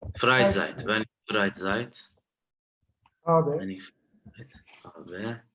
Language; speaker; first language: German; non-native, learner; Turkish